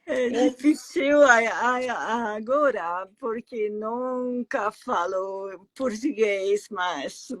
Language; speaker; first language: Portuguese; non-native, learner; English